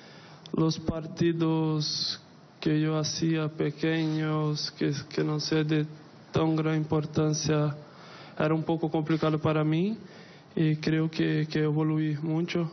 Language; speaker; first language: Spanish; non-native, fluent; Portuguese